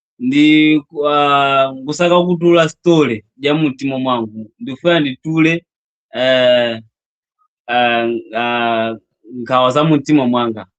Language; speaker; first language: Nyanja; non-native, local second language; Yao